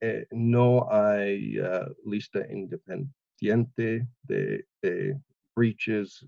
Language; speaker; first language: Spanish; non-native, learner; English